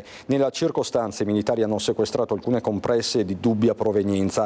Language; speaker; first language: Italian; native; Italian